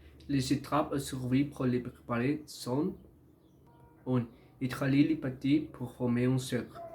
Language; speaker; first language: French; non-native, learner; Spanish